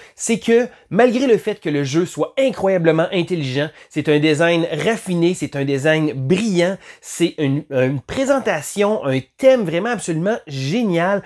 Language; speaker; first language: French; native; French